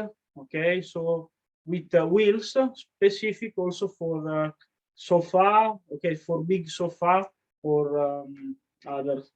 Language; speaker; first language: English; non-native, learner; Italian